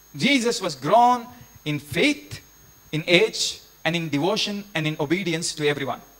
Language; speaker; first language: English; non-native, local second language; Telugu